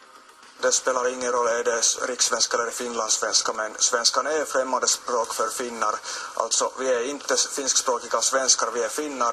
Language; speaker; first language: Swedish; non-native, local second language; Finnish